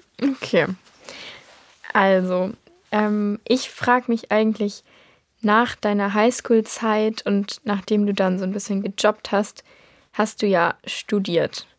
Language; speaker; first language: German; native; German